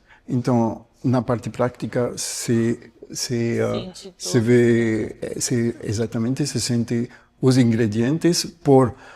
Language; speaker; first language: Portuguese; non-native, fluent; French